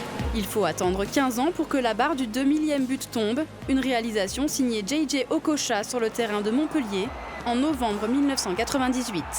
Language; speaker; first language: French; native; French